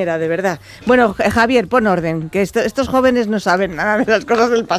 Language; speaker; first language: Spanish; native; Spanish